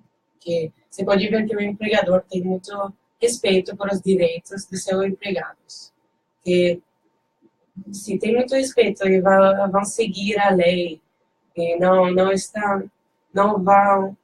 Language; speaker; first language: Portuguese; non-native, learner; Dutch